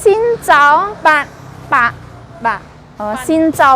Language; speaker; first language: Chinese; non-native, local second language; Indonesian